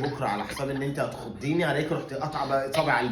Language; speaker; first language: Arabic; native; Arabic